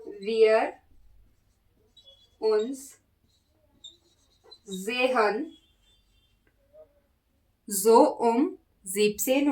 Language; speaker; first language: German; non-native, learner; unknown